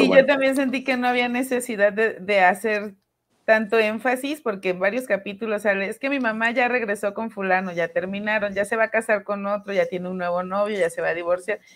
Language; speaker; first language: Spanish; native; Spanish